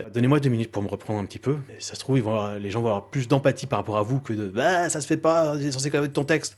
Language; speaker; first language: French; native; French